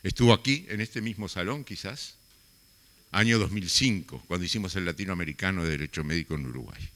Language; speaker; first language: Spanish; native; Spanish